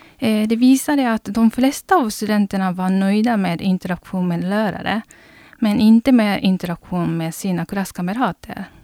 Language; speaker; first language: Swedish; non-native, fluent; Japanese